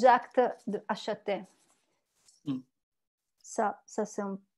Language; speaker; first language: French; non-native, learner; Italian